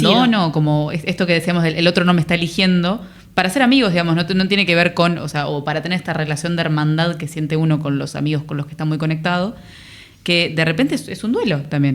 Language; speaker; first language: Spanish; native; Spanish